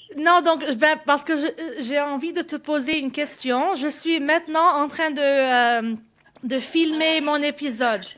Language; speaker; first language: French; early bilingual, other home language; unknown